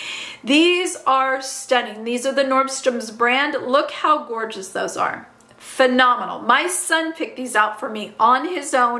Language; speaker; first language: English; native; English